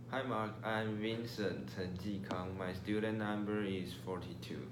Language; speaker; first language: English; non-native, learner; Chinese